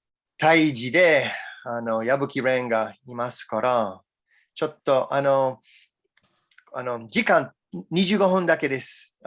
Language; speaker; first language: Japanese; non-native, learner; English